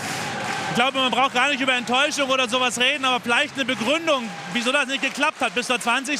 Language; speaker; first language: German; native; German